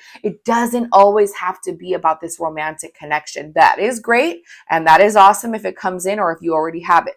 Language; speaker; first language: English; native; English